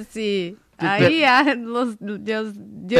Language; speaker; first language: Spanish; non-native, learner; Portuguese